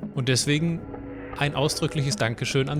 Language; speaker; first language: German; native; German